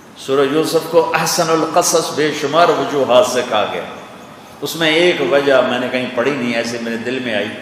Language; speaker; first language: Urdu; non-native, local second language; Punjabi